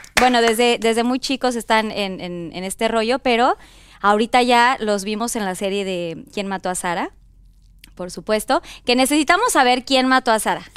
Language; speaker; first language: Spanish; native; Spanish